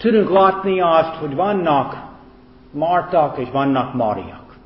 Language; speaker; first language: Hungarian; non-native, fluent; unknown